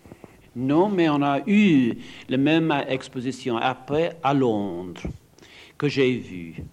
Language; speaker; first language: French; non-native, fluent; English